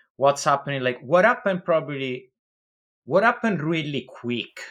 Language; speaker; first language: English; non-native, fluent; Italian